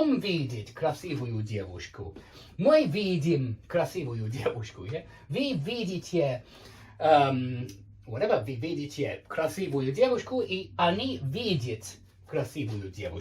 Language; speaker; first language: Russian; non-native, learner; English